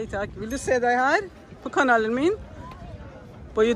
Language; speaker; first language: Norwegian; non-native, learner; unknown